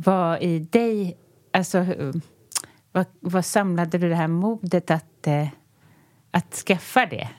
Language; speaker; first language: Swedish; native; Swedish